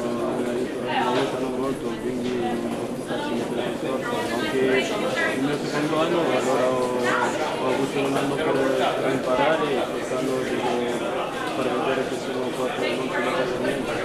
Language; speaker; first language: Italian; non-native, fluent; French